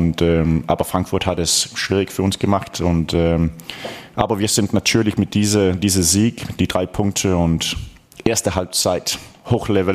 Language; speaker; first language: German; non-native, fluent; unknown